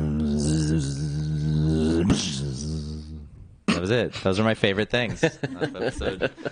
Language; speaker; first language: English; native; English